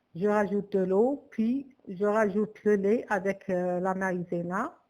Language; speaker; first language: French; non-native, local second language; Arabic